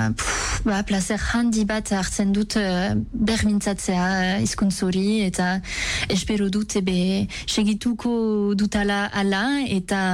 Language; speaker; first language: Basque; non-native, local second language; French